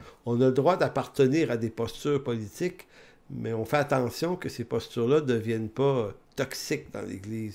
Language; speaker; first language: French; native; French